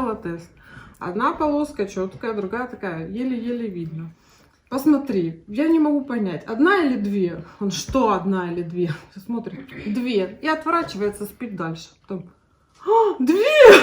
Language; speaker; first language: Russian; native; Russian